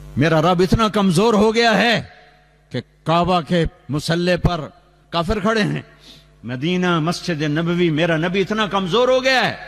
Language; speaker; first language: Urdu; non-native, local second language; Punjabi